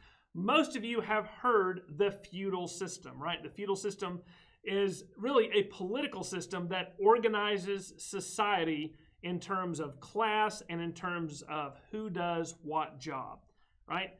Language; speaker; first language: English; native; English